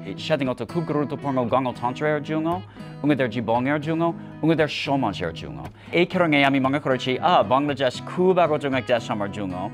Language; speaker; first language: Bangla; non-native, learner; English